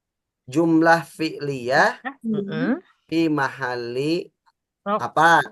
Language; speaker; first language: Arabic; non-native, fluent; Indonesian